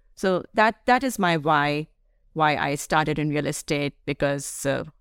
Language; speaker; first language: English; non-native, local second language; Hindi